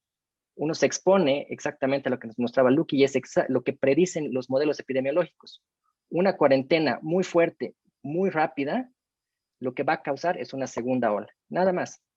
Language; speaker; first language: Spanish; native; Spanish